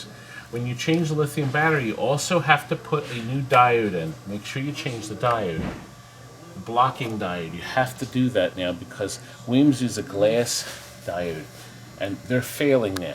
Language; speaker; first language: English; native; English